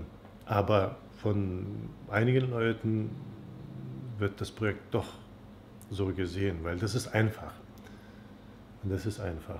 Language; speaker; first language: German; non-native, fluent; Turkish